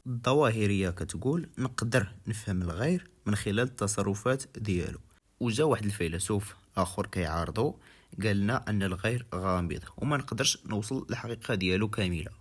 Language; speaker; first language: Arabic; native; Arabic